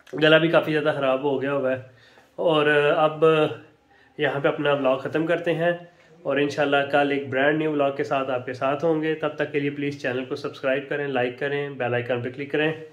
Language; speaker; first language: Urdu; non-native, local second language; Punjabi